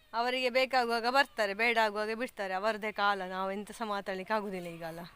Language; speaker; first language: Kannada; native; Kannada